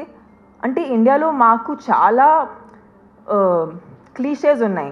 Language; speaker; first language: Telugu; non-native, fluent; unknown